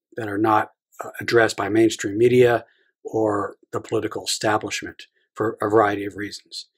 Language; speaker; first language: English; native; English